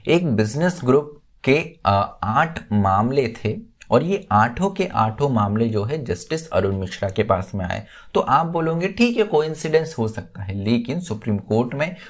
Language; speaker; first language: Hindi; native; Hindi